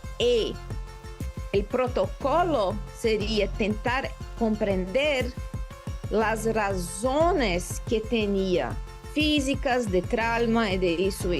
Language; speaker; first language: Spanish; non-native, learner; Portuguese